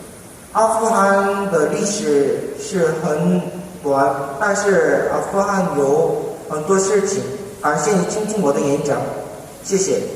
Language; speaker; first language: Chinese; non-native, learner; Korean